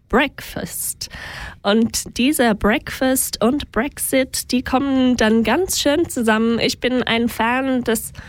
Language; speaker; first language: German; non-native, fluent; English